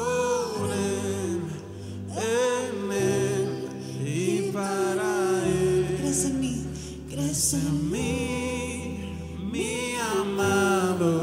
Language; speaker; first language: Spanish; native; Spanish